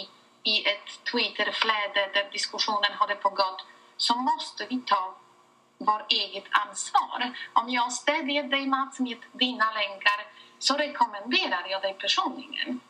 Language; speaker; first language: Swedish; non-native, fluent; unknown